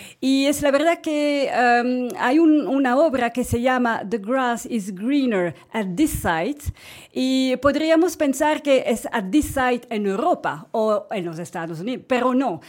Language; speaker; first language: Spanish; non-native, fluent; French